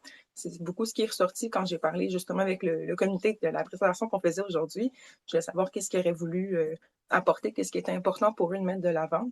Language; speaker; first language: French; native; French